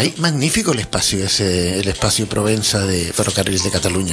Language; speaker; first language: Spanish; native; Spanish